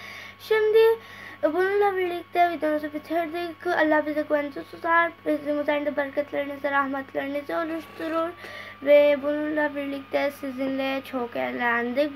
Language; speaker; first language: Turkish; non-native, fluent; Urdu